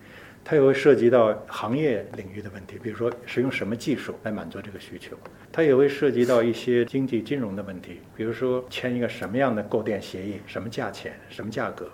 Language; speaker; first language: Chinese; native; Chinese